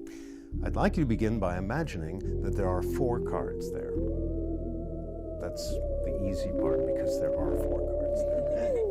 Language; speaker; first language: English; native; English